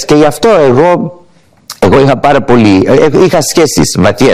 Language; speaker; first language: Greek; early bilingual, heritage; English